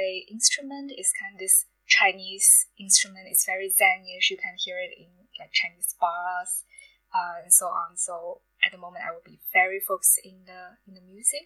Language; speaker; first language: English; non-native, fluent; Chinese